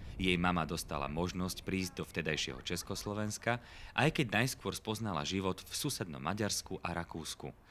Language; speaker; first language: Slovak; native; Slovak